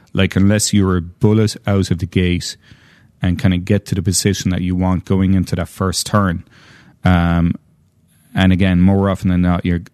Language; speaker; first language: English; native; English